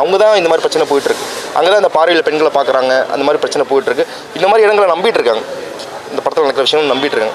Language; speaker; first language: Tamil; native; Tamil